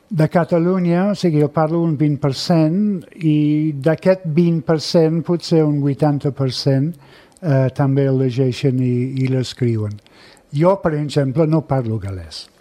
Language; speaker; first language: Catalan; non-native, fluent; English